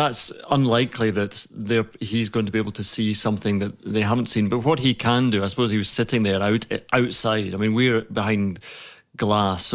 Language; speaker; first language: English; native; English